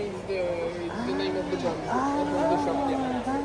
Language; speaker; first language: English; non-native, learner; French